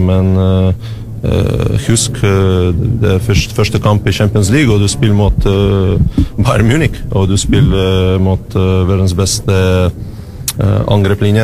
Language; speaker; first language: Norwegian; non-native, learner; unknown